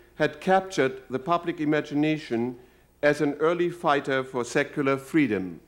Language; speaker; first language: English; non-native, fluent; German